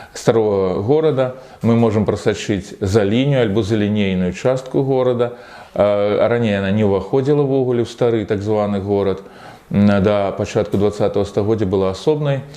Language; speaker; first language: Belarusian; non-native, local second language; Russian